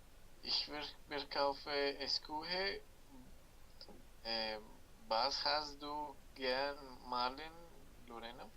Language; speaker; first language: German; non-native, learner; Spanish